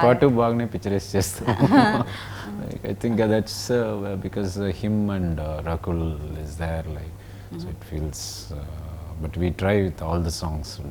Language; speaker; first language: Telugu; non-native, learner; Tamil